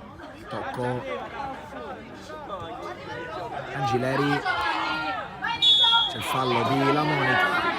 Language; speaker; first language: Italian; native; Italian